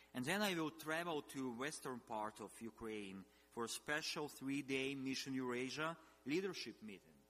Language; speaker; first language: English; non-native, fluent; Russian